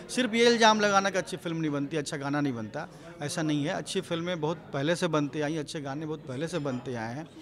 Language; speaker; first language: Hindi; native; Hindi